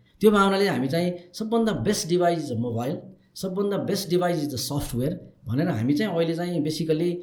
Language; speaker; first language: Nepali; native; Nepali